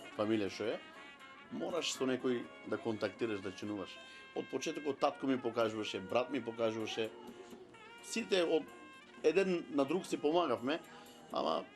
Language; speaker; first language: Macedonian; non-native, local second language; Romany